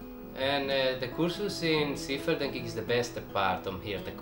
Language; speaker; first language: Dutch; non-native, learner; Spanish